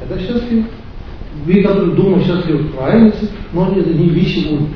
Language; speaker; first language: Russian; non-native, learner; Tibetan